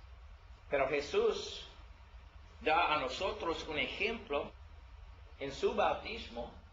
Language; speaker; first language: Spanish; non-native, learner; English